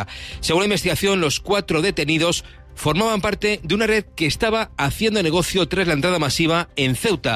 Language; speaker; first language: Spanish; native; Spanish